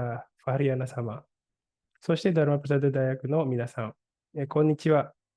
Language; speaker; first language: Japanese; non-native, fluent; Indonesian